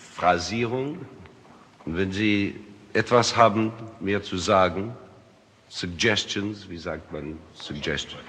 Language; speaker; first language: German; non-native, fluent; English